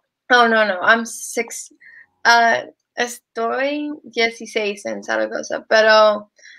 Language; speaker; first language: Spanish; non-native, learner; English